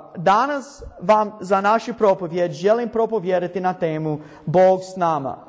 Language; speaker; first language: Croatian; non-native, learner; English